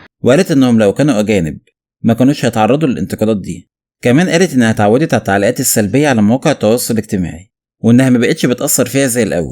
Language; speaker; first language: Arabic; native; Arabic